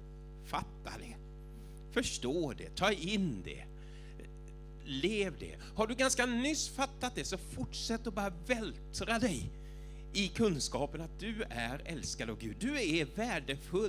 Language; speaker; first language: Swedish; native; Swedish